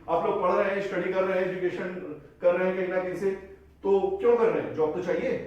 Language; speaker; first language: Hindi; native; Hindi